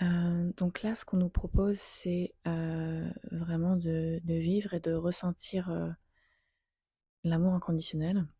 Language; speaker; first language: French; native; French